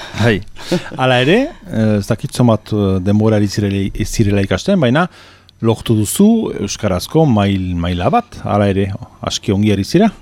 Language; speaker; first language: Basque; native; Basque